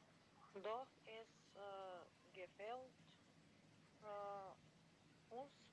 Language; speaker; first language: German; non-native, learner; Macedonian